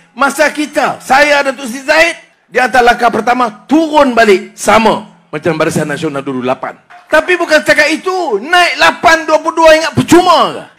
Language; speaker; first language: Malay; native; Malay